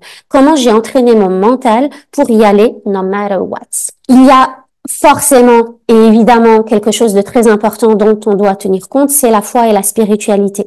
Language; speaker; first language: French; native; French